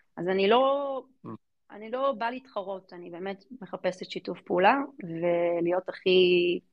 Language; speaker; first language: Hebrew; early bilingual, other home language; English